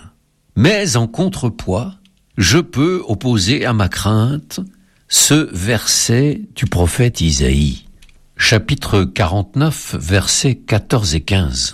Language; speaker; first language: French; native; French